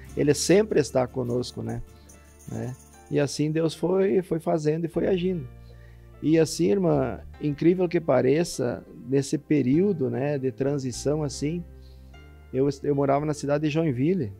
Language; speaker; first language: Portuguese; native; Portuguese